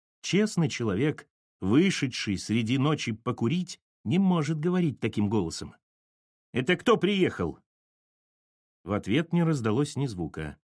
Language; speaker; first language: Russian; native; Russian